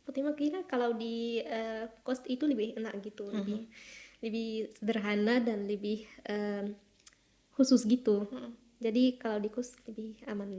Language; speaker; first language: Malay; non-native, fluent; Arabic